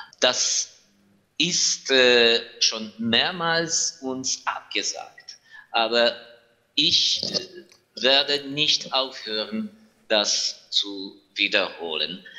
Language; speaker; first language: German; non-native, fluent; Ukrainian